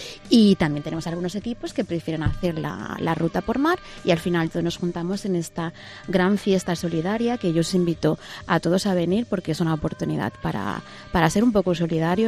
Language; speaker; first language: Spanish; native; Spanish